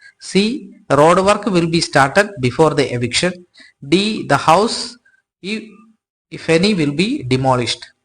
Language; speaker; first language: English; non-native, local second language; Malayalam